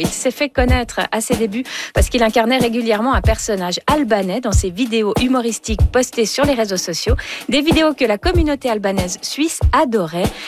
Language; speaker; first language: French; native; French